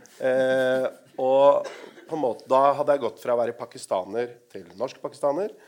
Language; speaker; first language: Norwegian; non-native, local second language; Urdu